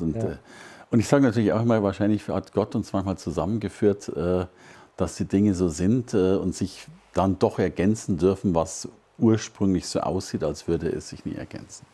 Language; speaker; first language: German; native; German